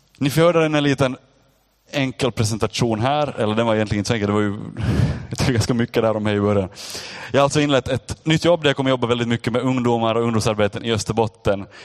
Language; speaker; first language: Swedish; native; Swedish